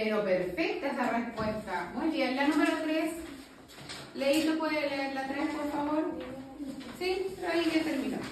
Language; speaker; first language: Spanish; native; Spanish